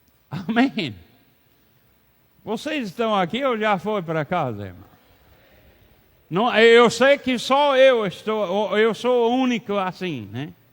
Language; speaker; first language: Portuguese; non-native, learner; English